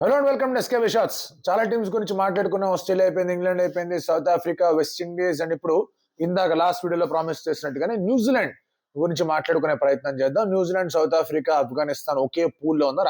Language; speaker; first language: Telugu; native; Telugu